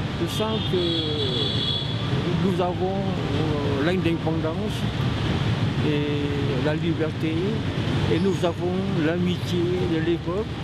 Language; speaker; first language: French; non-native, local second language; Vietnamese